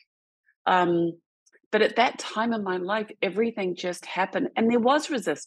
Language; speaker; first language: English; native; English